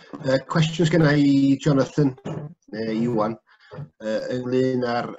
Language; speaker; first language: Welsh; native; Welsh